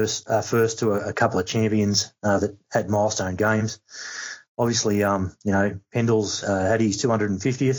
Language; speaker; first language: English; native; English